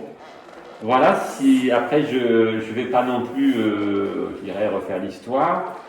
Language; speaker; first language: French; native; French